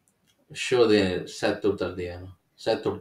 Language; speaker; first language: Latvian; non-native, learner; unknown